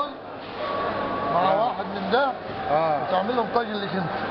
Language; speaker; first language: Arabic; native; Arabic